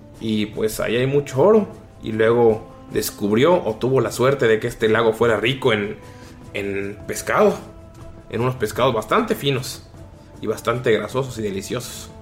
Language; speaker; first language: Spanish; native; Spanish